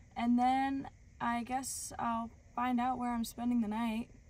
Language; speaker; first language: English; native; English